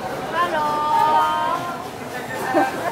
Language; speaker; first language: Japanese; native; Japanese